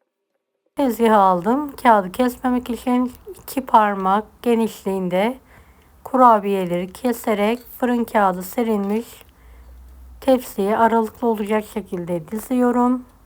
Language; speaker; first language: Turkish; native; Turkish